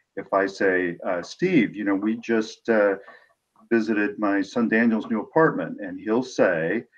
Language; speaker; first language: English; native; English